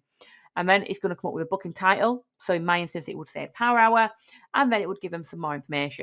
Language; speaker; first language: English; native; English